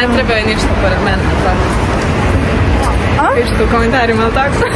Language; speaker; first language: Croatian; non-native, learner; Russian